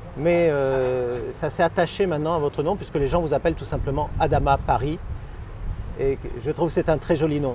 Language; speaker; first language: French; native; French